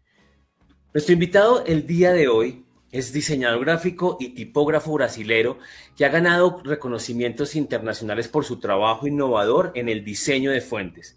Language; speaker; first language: Spanish; native; Spanish